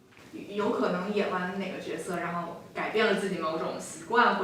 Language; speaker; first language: Chinese; native; Chinese